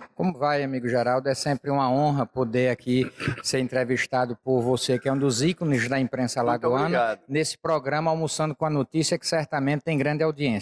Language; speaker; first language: Portuguese; native; Portuguese